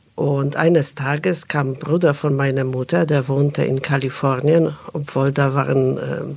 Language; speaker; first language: German; non-native, fluent; Polish